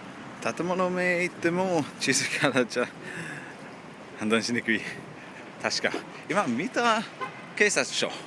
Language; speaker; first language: Japanese; non-native, learner; English